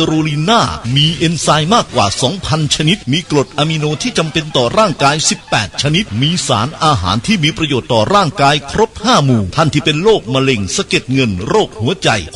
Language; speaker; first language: Thai; native; Thai